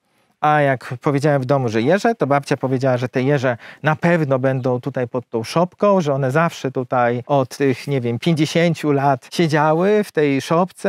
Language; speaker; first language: Polish; native; Polish